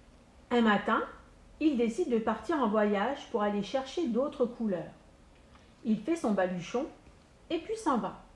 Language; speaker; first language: French; native; French